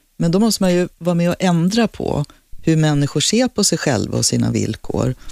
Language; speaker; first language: Swedish; native; Swedish